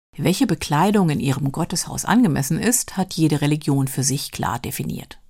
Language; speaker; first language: German; native; German